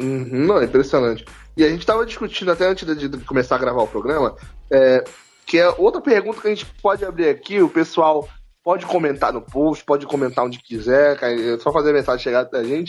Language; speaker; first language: Portuguese; native; Portuguese